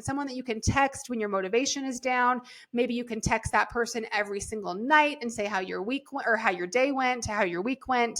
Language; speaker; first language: English; native; English